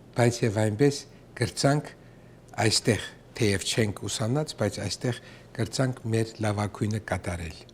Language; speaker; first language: Armenian; native; Armenian